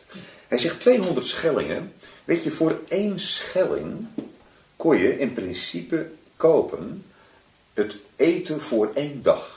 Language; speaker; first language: Dutch; native; Dutch